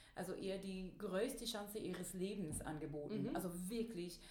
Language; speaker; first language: German; non-native, fluent; English